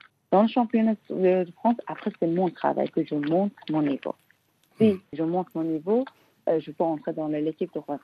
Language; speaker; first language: French; non-native, learner; Persian